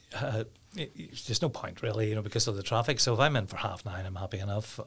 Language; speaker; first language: English; native; English